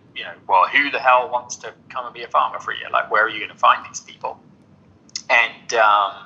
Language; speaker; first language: English; native; English